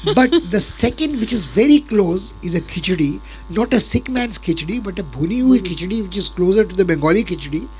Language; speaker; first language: English; non-native, local second language; Hindi